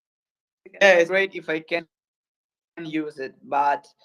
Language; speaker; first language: English; non-native, learner; Ukrainian